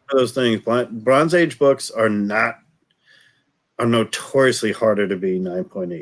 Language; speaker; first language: English; native; English